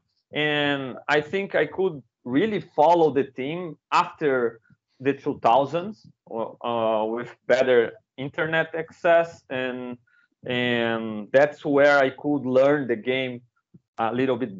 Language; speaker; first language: English; non-native, fluent; Portuguese